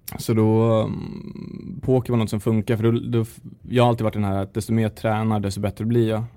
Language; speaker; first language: Swedish; native; Swedish